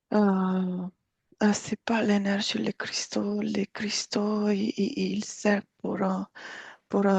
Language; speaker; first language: French; non-native, fluent; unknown